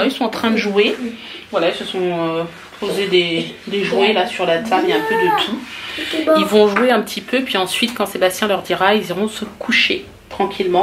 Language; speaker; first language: French; native; French